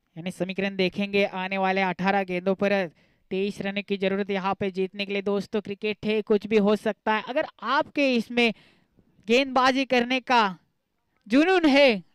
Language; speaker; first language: Hindi; non-native, local second language; Marathi